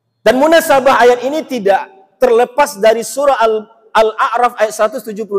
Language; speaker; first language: Indonesian; non-native, local second language; Minangkabau